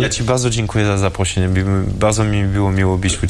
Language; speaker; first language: Polish; early bilingual, heritage; French